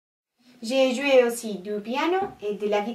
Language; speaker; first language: French; non-native, learner; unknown